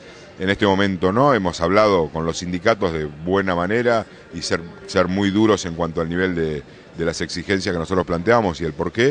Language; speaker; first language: Spanish; native; Spanish